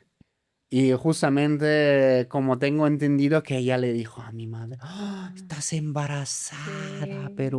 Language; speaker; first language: Spanish; native; Spanish